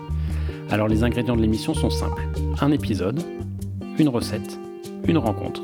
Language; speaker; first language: French; native; French